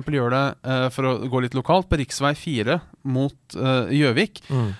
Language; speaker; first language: Norwegian; native; Norwegian